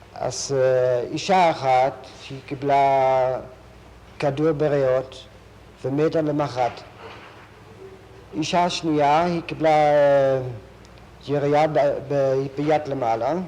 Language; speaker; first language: Hebrew; non-native, fluent; German